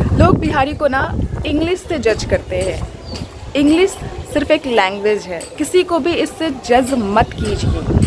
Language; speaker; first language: Hindi; native; Hindi